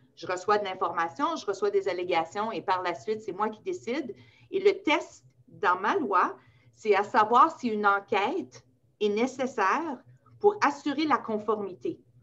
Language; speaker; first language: French; native; French